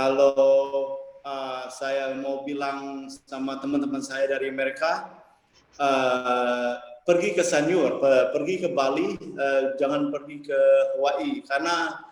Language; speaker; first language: Indonesian; early bilingual, heritage; English